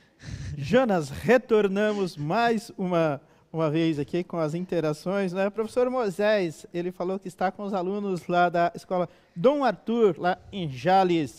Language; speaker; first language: Portuguese; native; Portuguese